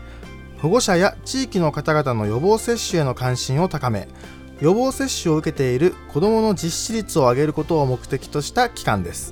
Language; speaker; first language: Japanese; native; Japanese